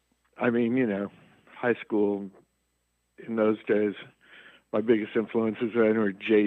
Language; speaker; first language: English; native; English